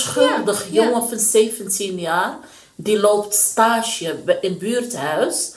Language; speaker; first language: Dutch; non-native, learner; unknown